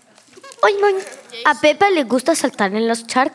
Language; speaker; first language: Spanish; native; Spanish